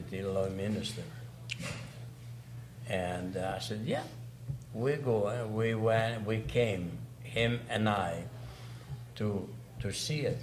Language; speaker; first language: English; non-native, fluent; Greek